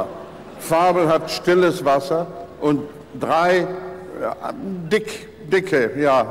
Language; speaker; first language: German; non-native, fluent; English